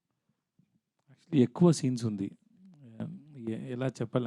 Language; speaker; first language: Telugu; non-native, learner; Tamil